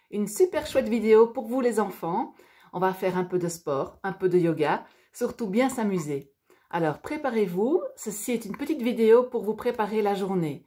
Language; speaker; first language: French; native; French